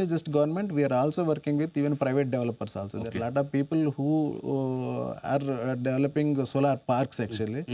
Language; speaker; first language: English; non-native, local second language; Telugu